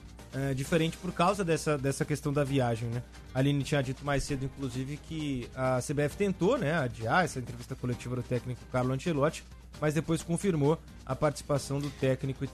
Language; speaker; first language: Portuguese; native; Portuguese